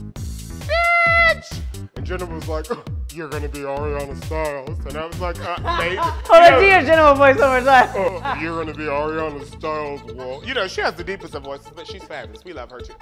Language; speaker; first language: English; native; English